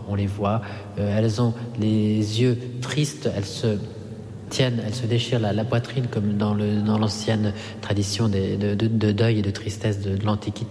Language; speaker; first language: French; non-native, fluent; Italian